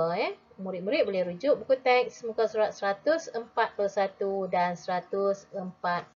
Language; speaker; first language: Malay; native; Malay